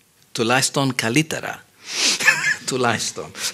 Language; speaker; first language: Greek; non-native, fluent; English